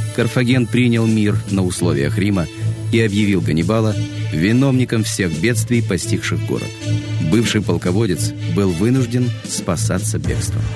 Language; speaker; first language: Russian; native; Russian